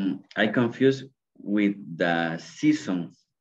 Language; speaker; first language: English; non-native, learner; Spanish